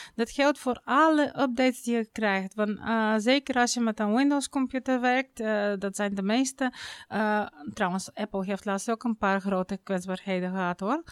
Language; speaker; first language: Dutch; non-native, fluent; Bulgarian